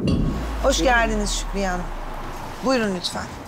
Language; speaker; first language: Turkish; native; Turkish